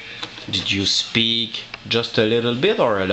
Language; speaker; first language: English; non-native, local second language; French